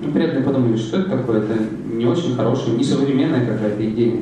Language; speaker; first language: Russian; native; Russian